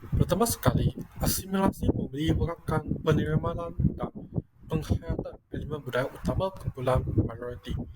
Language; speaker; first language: Malay; non-native, local second language; Chinese